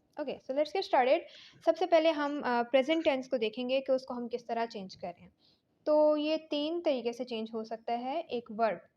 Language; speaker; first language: Urdu; native; Urdu